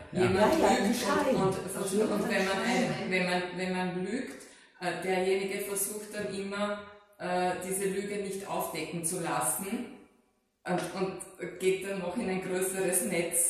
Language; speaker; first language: German; native; German